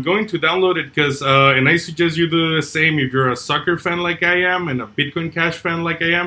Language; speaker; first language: English; non-native, fluent; Spanish